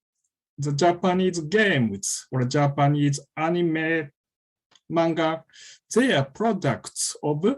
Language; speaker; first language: English; non-native, fluent; Japanese